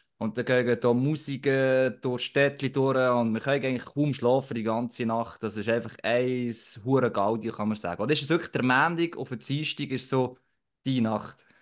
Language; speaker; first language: German; native; German